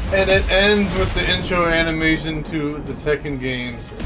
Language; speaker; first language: English; native; English